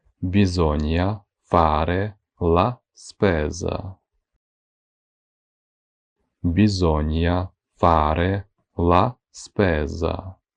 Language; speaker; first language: Italian; non-native, fluent; Ukrainian